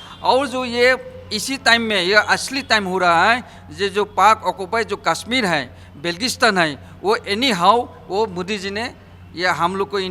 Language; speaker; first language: Hindi; non-native, local second language; Assamese